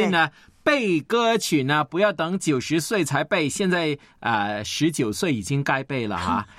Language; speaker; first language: Chinese; native; Chinese